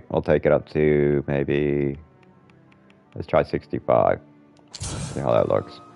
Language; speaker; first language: English; native; English